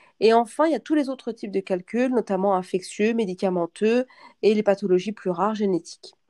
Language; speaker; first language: French; native; French